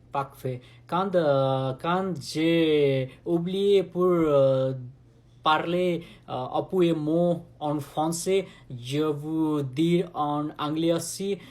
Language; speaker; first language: French; non-native, learner; Nepali